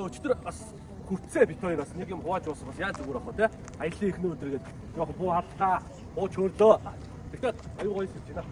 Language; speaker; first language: Mongolian; native; Mongolian